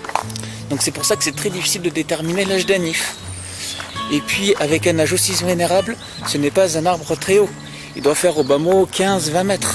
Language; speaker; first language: French; native; French